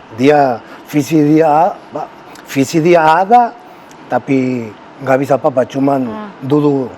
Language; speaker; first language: Indonesian; non-native, fluent; Spanish